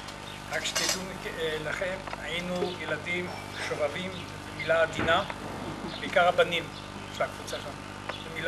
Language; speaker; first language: Hebrew; early bilingual, other home language; French